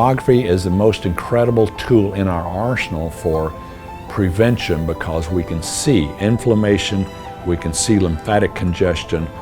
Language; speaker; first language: English; native; English